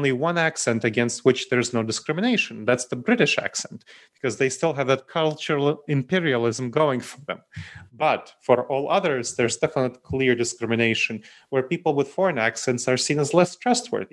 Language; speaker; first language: English; early bilingual, other home language; Romanian